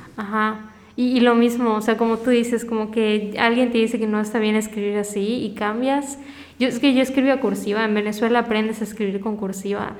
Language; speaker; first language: Spanish; native; Spanish